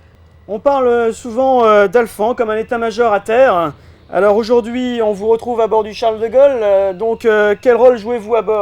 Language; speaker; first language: French; native; French